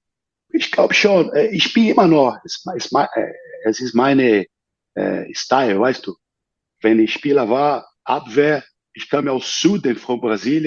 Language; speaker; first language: German; non-native, learner; Portuguese